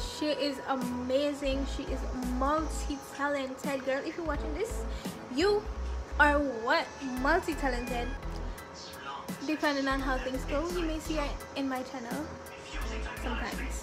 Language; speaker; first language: English; native; English